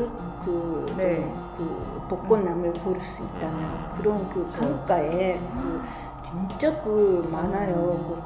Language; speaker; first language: Korean; non-native, fluent; Japanese